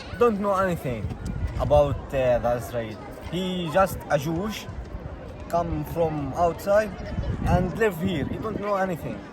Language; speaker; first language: English; non-native, learner; Arabic